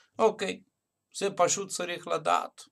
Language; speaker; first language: Hebrew; non-native, fluent; Russian